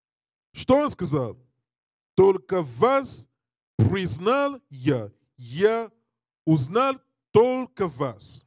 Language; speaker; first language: Russian; non-native, learner; English